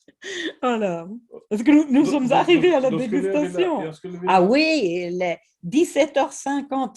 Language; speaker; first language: French; non-native, fluent; Swedish